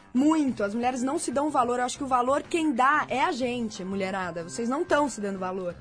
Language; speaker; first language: Portuguese; native; Portuguese